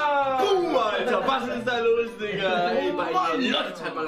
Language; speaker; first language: German; native; German